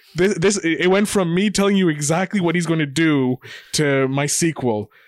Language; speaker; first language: English; native; English